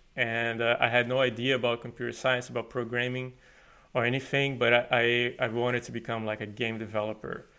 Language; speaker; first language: English; non-native, fluent; Portuguese